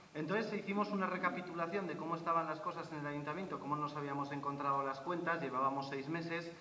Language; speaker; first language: Spanish; native; Spanish